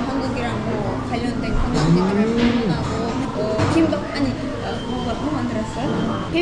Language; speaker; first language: Korean; non-native, fluent; Armenian